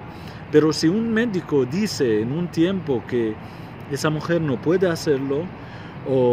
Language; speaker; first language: Spanish; non-native, fluent; Arabic